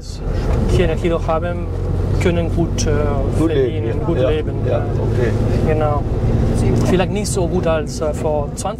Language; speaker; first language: German; non-native, fluent; Spanish